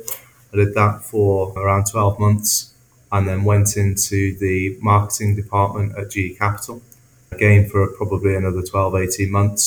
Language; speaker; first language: English; native; English